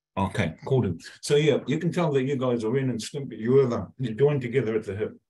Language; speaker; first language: English; native; English